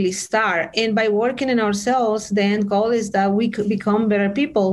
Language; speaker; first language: English; non-native, fluent; Spanish